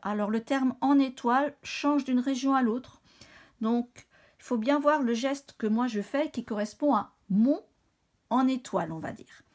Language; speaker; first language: French; native; French